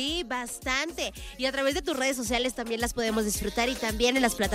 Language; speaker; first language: Spanish; native; Spanish